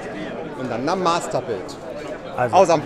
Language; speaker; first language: German; native; German